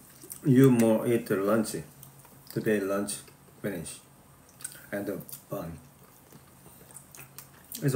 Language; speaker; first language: English; non-native, learner; Korean